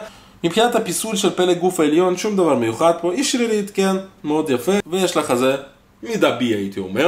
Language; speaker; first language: Hebrew; native; Hebrew